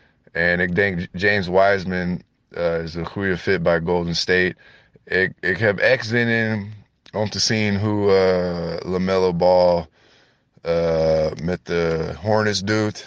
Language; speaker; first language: Dutch; non-native, learner; English